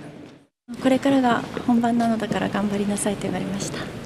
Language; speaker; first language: Japanese; native; Japanese